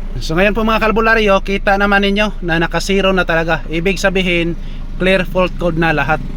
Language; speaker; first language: Filipino; non-native, local second language; Cebuano